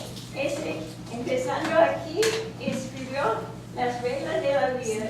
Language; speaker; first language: Spanish; non-native, learner; English